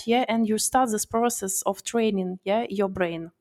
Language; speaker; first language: English; non-native, learner; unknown